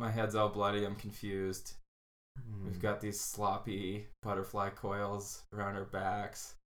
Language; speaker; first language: English; native; English